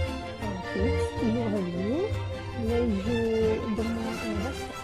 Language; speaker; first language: French; non-native, learner; Malay